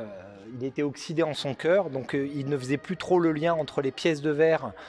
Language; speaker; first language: French; native; French